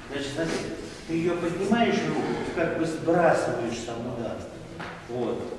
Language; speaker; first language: Russian; native; Russian